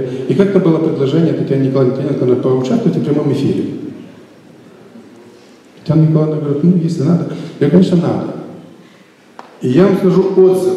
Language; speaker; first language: Russian; native; Russian